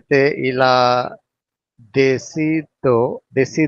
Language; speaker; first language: French; non-native, learner; Bangla